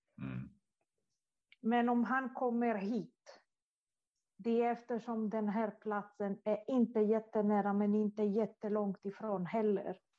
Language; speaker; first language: Swedish; non-native, fluent; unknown